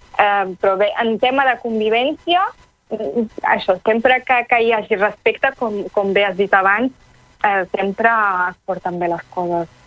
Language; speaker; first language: Catalan; early bilingual, other home language; Arabic